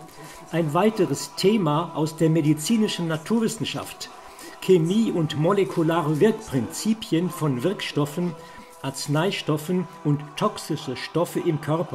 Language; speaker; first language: German; native; German